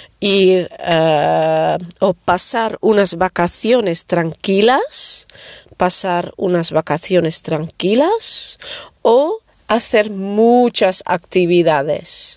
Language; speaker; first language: Spanish; non-native, fluent; Dutch